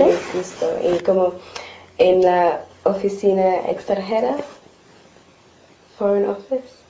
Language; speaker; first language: Spanish; non-native, learner; English